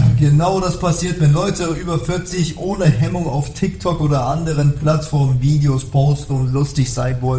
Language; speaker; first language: German; native; German